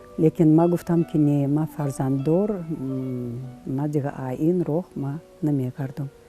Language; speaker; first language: Tajik; non-native, fluent; Russian